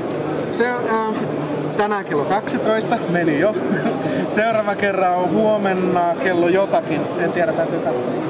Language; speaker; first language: Finnish; native; Finnish